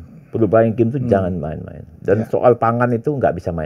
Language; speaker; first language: Indonesian; native; Indonesian